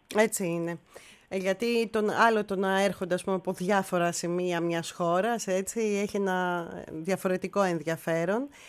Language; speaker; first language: Greek; native; Greek